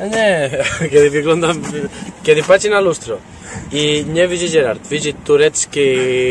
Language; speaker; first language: Polish; non-native, learner; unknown